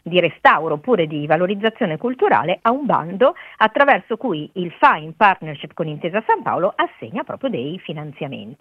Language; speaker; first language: Italian; native; Italian